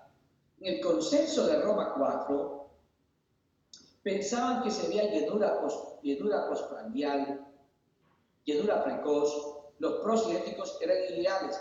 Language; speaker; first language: Spanish; native; Spanish